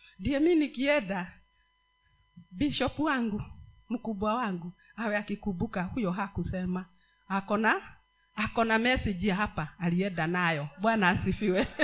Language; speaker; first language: Swahili; non-native, local second language; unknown